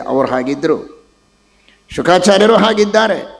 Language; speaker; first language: Kannada; native; Kannada